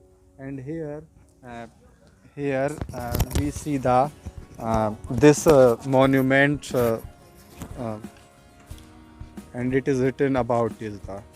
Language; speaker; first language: English; non-native, local second language; Hindi